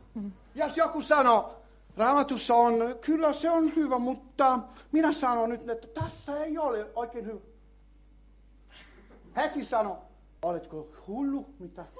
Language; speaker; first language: Finnish; non-native, learner; Italian